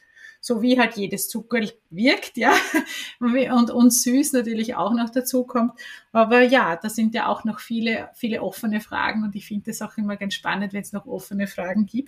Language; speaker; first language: German; native; German